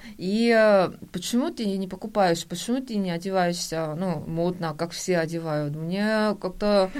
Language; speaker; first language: Russian; non-native, fluent; Korean